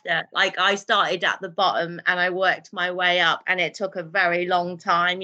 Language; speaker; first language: English; non-native, local second language; Urdu